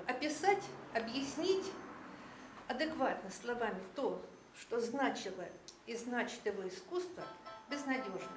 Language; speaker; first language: Russian; native; Russian